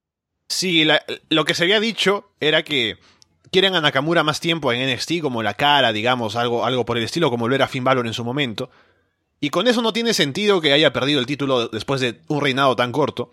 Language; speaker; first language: Spanish; native; Spanish